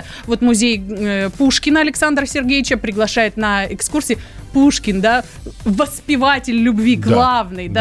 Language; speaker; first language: Russian; native; Russian